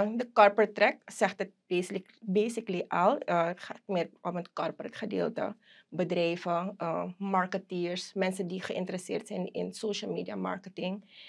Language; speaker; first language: Dutch; native; Dutch